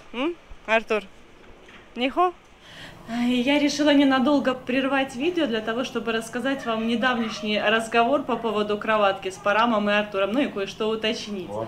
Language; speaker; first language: Russian; native; Russian